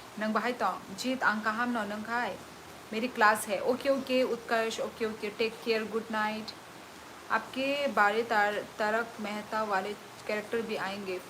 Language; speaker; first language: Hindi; non-native, local second language; Kok Borok